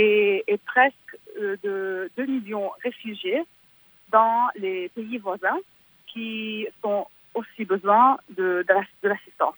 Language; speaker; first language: French; non-native, fluent; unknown